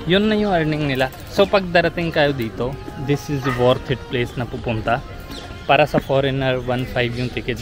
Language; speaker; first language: Filipino; non-native, learner; Hindi